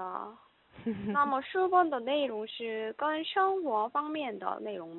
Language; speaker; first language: Chinese; non-native, learner; Korean